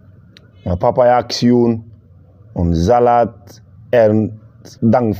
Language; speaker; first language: German; non-native, learner; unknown